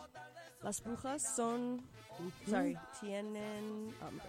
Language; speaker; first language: Spanish; non-native, learner; English